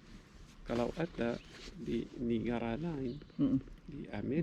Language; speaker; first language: Indonesian; non-native, learner; Arabic